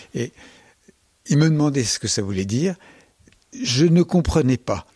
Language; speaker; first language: French; native; French